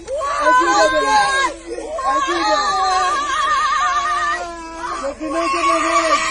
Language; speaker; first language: Portuguese; non-native, learner; Haitian Creole